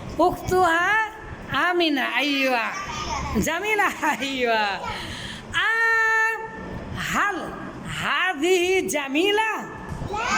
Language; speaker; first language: Arabic; non-native, fluent; Bangla